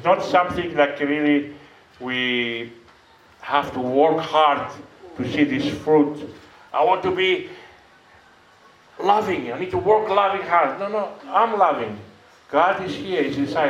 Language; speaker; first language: English; non-native, fluent; Greek